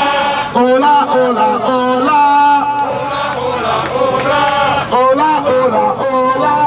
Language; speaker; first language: Spanish; non-native, local second language; Wolof